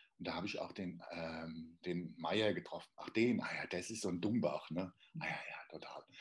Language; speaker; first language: German; native; German